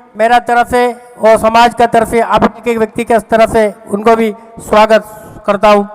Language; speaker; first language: Hindi; non-native, local second language; Malayalam